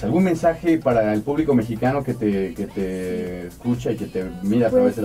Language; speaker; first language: Spanish; native; Spanish